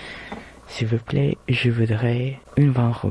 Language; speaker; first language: French; non-native, learner; Filipino